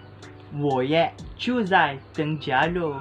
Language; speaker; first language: Chinese; non-native, learner; Malay